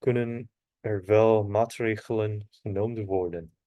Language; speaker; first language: Dutch; non-native, learner; Korean